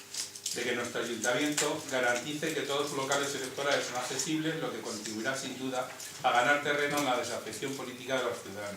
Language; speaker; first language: Spanish; native; Spanish